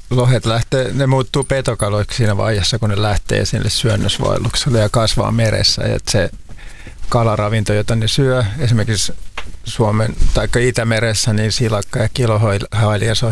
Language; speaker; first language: Finnish; native; Finnish